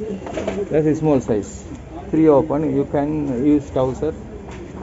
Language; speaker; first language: English; non-native, learner; Tamil